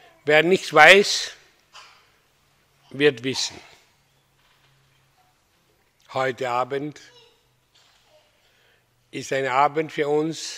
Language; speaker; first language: German; non-native, learner; Hindi